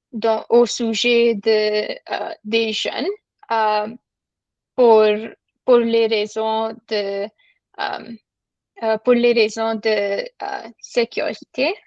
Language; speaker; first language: French; non-native, learner; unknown